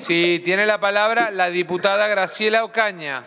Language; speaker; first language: Spanish; native; Spanish